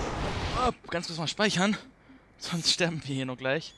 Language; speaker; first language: German; native; German